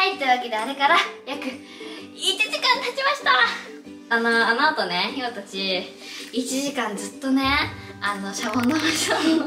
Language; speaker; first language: Japanese; native; Japanese